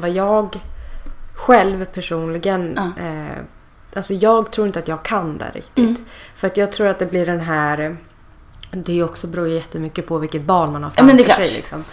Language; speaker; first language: Swedish; native; Swedish